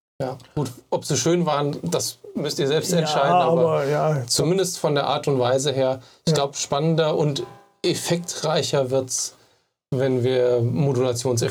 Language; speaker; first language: German; native; German